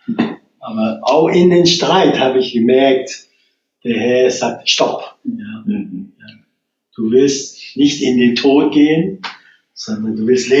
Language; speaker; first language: German; non-native, fluent; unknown